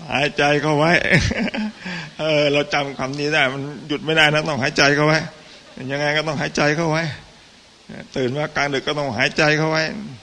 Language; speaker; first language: Thai; native; Thai